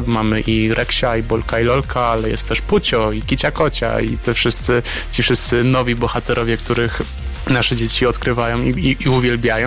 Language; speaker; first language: Polish; native; Polish